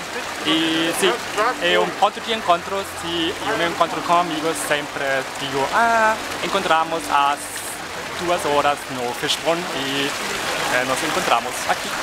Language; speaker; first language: Portuguese; non-native, fluent; German